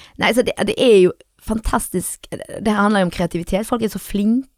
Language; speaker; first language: Norwegian; native; Norwegian